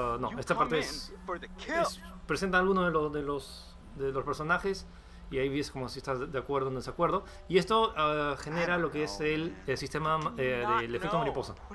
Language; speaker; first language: Spanish; native; Spanish